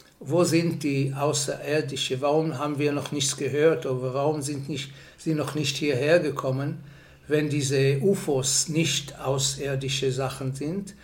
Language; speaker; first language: German; non-native, fluent; Hebrew